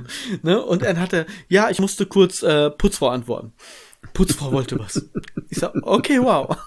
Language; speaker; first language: German; native; German